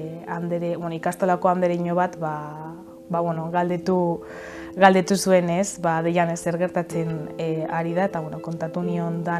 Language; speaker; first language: Basque; non-native, local second language; Spanish